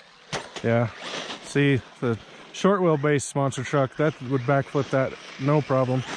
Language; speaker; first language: English; native; English